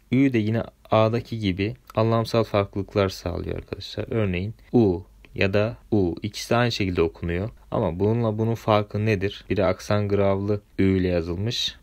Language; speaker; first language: Turkish; native; Turkish